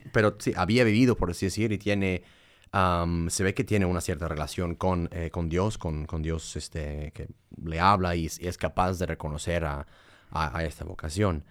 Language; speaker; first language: Spanish; early bilingual, heritage; Spanish